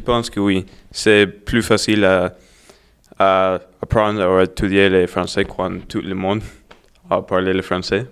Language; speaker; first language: French; non-native, learner; English